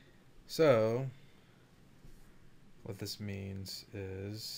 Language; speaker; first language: English; native; English